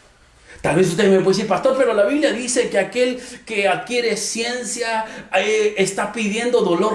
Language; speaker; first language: Spanish; native; Spanish